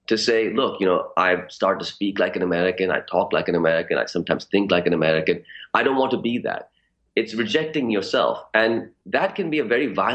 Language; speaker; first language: English; early bilingual, other home language; Urdu